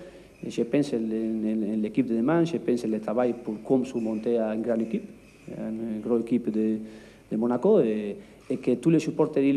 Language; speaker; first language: French; non-native, learner; Spanish